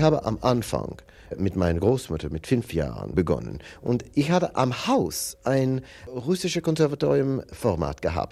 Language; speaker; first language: German; non-native, fluent; English